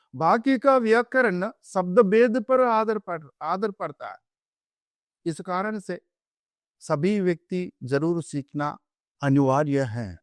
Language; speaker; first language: Hindi; non-native, local second language; Telugu